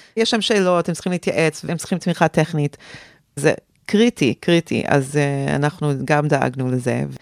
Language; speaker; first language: Hebrew; early bilingual, heritage; Hebrew